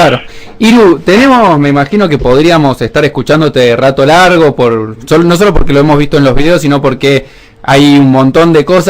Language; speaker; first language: Spanish; native; Spanish